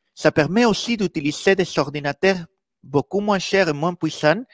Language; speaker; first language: French; non-native, fluent; Spanish